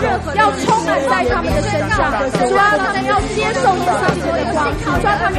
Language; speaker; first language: Chinese; native; Chinese